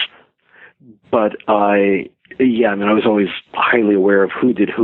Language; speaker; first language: English; native; English